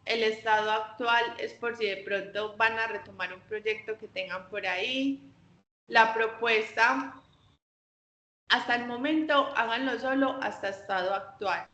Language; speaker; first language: Spanish; native; Spanish